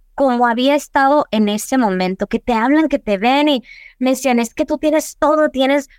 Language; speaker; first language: Spanish; early bilingual, heritage; Spanish